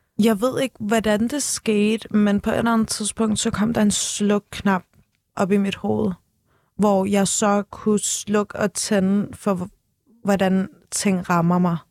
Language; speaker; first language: Danish; early bilingual, other home language; Turkish